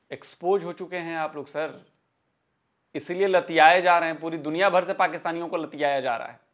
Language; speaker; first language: Hindi; native; Hindi